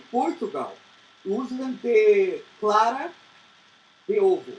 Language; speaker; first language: English; non-native, learner; Portuguese